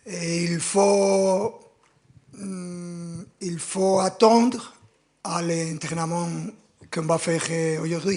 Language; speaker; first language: French; non-native, fluent; Spanish